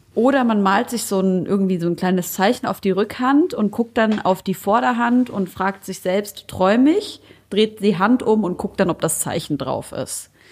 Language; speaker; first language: German; early bilingual, other home language; Arabic